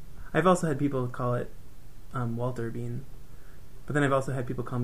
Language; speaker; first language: English; native; English